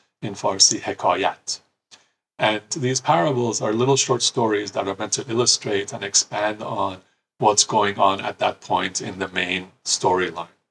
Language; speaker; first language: English; early bilingual, other home language; Persian